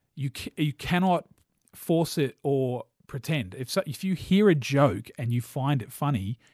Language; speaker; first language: English; native; English